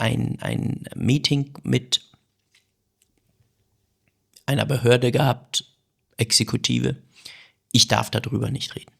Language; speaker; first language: German; early bilingual, other home language; Persian